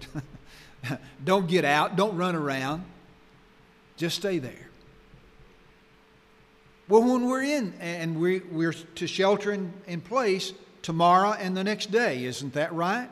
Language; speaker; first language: English; native; English